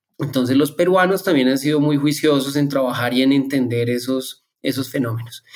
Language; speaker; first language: Spanish; native; Spanish